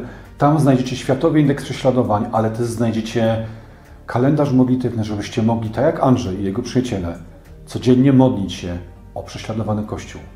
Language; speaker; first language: Polish; native; Polish